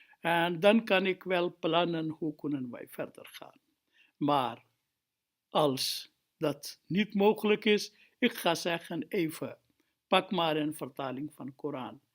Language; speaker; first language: Dutch; non-native, fluent; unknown